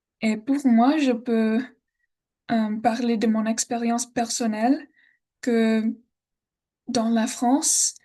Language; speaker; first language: French; non-native, learner; English